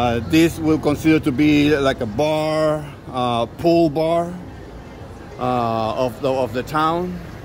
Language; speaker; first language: English; non-native, local second language; Spanish